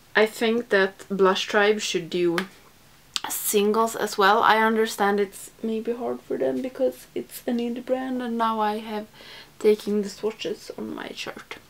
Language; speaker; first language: English; non-native, fluent; Swedish